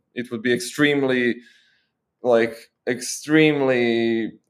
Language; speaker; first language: English; non-native, fluent; Croatian